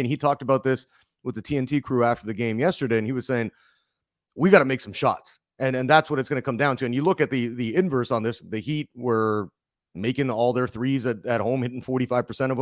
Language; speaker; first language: English; native; English